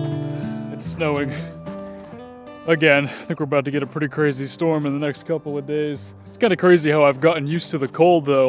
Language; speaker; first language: English; native; English